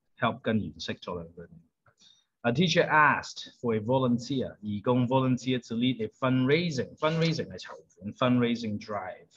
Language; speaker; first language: English; non-native, local second language; Cantonese